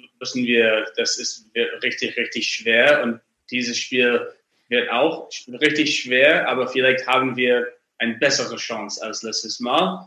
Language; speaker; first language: German; non-native, learner; English